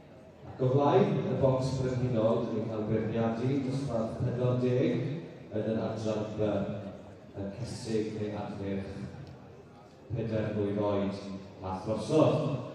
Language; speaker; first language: Welsh; native; Welsh